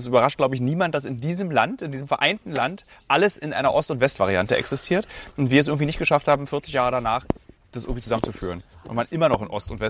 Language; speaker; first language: German; native; German